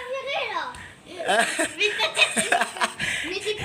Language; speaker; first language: French; native; French